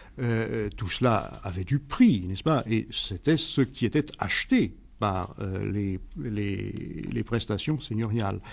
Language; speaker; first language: French; native; French